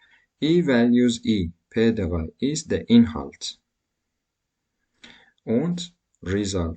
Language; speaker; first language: German; non-native, learner; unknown